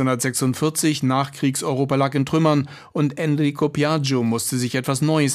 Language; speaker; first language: German; native; German